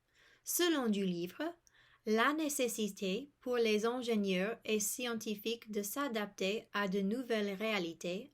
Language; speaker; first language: French; non-native, fluent; English